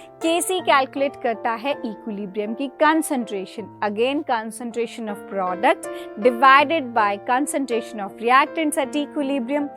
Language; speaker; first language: Hindi; native; Hindi